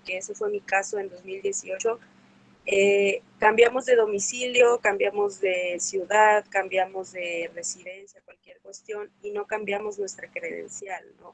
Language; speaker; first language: Spanish; native; Spanish